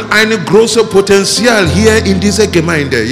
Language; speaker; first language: German; non-native, learner; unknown